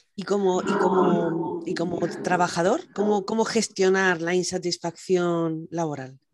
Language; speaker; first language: Spanish; native; Spanish